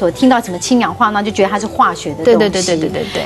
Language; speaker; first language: Chinese; native; Chinese